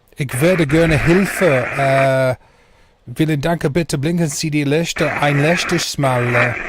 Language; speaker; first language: German; non-native, learner; English